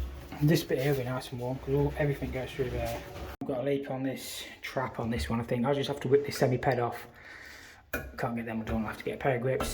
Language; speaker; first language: English; native; English